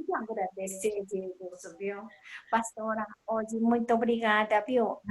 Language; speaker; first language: Portuguese; non-native, learner; Japanese